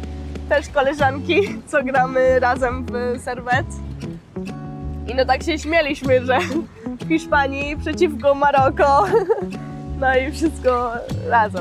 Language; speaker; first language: Polish; early bilingual, heritage; Polish